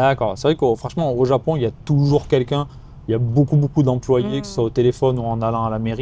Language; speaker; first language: French; native; French